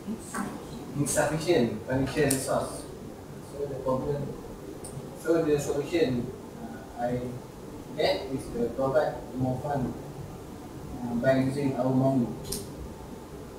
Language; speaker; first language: English; non-native, learner; Malay